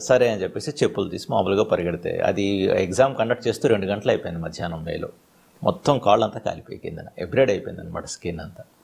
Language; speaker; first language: Telugu; native; Telugu